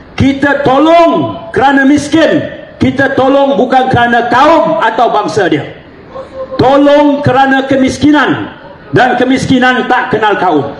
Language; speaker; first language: Malay; native; Malay